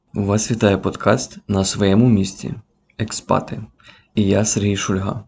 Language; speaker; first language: Ukrainian; native; Ukrainian